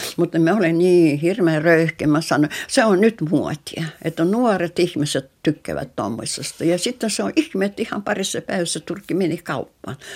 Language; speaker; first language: Finnish; non-native, local second language; Russian